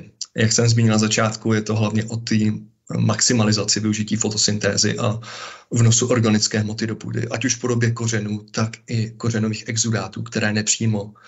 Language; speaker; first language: Czech; native; Czech